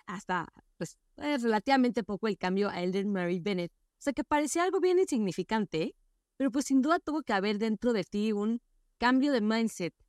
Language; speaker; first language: Spanish; native; Spanish